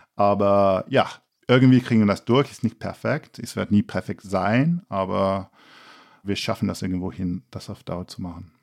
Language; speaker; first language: German; non-native, fluent; English